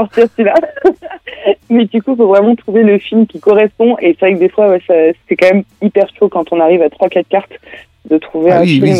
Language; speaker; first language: French; native; French